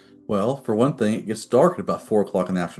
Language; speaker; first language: English; native; English